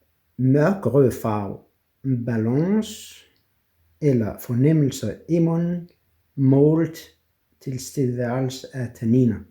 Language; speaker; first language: Danish; non-native, fluent; French